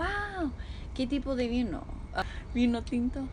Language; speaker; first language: Spanish; non-native, fluent; English